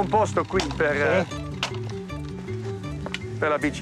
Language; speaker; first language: Italian; non-native, learner; Dutch